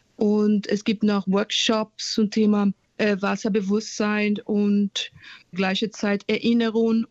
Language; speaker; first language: German; non-native, fluent; Portuguese